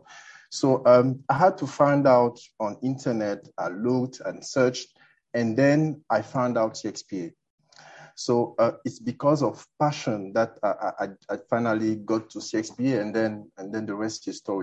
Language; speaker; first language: English; non-native, local second language; French